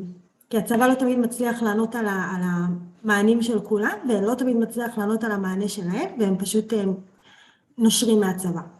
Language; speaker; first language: Hebrew; early bilingual, other home language; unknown